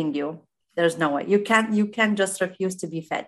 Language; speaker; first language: English; non-native, fluent; Arabic